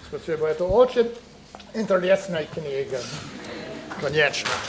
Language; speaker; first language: Russian; non-native, learner; English